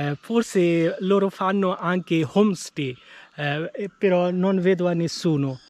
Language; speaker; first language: Italian; non-native, fluent; Bangla